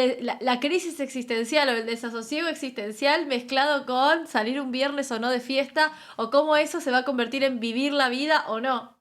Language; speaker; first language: Spanish; native; Spanish